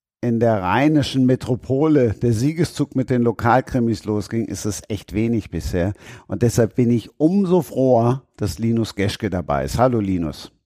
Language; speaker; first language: German; native; German